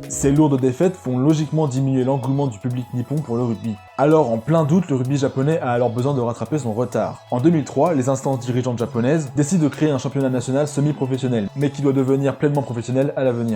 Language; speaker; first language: French; native; French